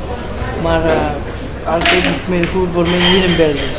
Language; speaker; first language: Dutch; non-native, learner; Romany